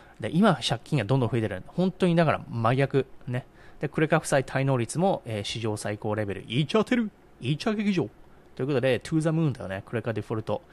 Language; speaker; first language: Japanese; native; Japanese